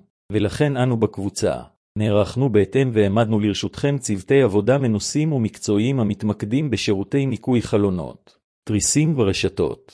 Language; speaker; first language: Hebrew; native; Hebrew